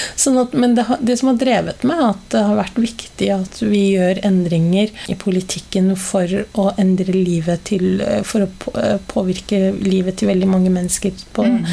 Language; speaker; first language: Norwegian; early bilingual, other home language; Somali